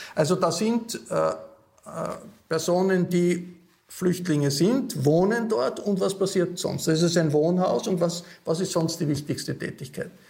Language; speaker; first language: German; native; German